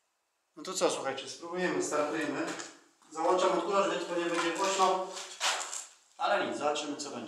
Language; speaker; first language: Polish; native; Polish